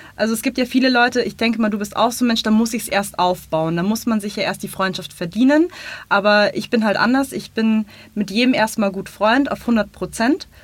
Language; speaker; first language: German; native; German